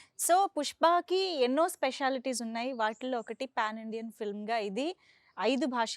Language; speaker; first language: Telugu; native; Telugu